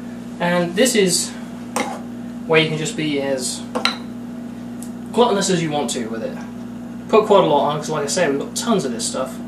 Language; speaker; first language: English; native; English